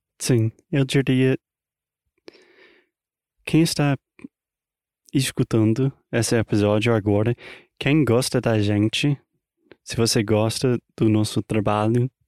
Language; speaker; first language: Portuguese; non-native, fluent; English